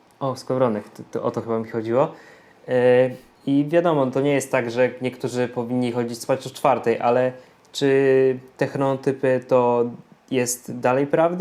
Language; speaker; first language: Polish; native; Polish